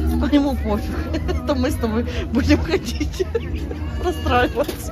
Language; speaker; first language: Russian; native; Russian